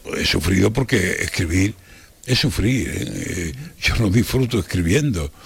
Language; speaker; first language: Spanish; native; Spanish